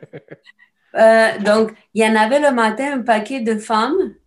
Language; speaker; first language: French; non-native, fluent; Romanian